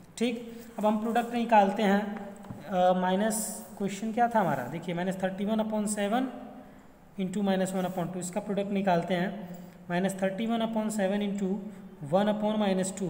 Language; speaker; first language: Hindi; native; Hindi